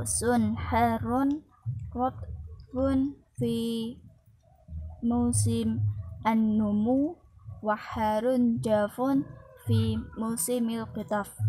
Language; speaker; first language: Arabic; non-native, learner; Indonesian